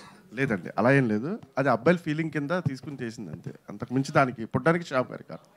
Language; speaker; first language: Telugu; native; Telugu